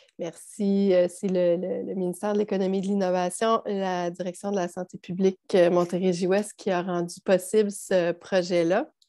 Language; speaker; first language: French; native; French